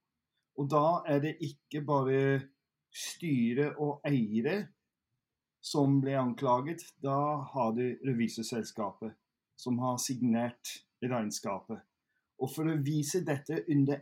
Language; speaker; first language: Norwegian; non-native, fluent; English